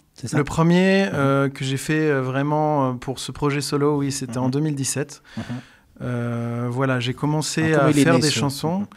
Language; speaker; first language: French; native; French